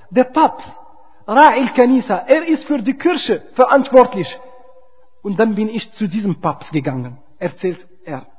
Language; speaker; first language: German; non-native, fluent; Arabic